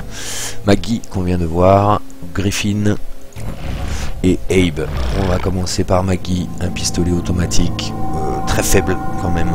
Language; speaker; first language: French; native; French